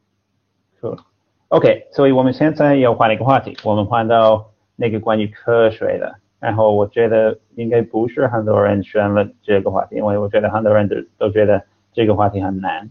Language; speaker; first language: Chinese; non-native, fluent; English